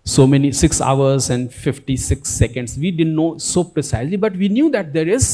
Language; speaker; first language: English; non-native, local second language; Gujarati